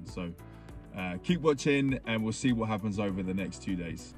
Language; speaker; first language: English; native; English